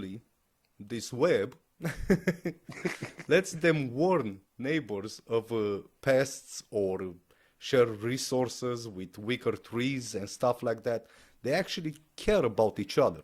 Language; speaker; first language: English; non-native, fluent; Romanian